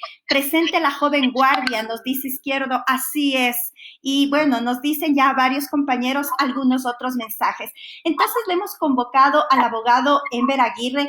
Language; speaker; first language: Spanish; native; Spanish